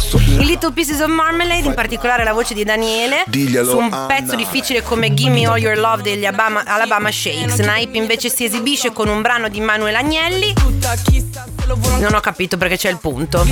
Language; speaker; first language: Italian; native; Italian